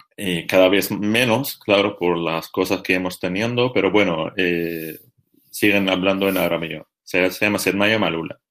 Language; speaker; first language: Spanish; non-native, fluent; Arabic